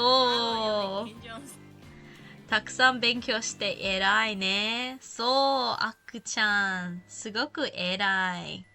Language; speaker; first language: Japanese; non-native, learner; English